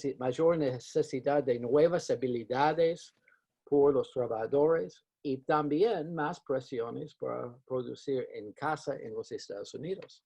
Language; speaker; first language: Spanish; non-native, fluent; English